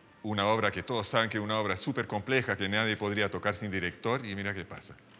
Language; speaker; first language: Spanish; non-native, fluent; English